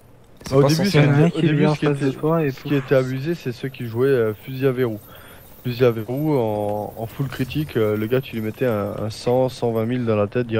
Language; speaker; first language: French; native; French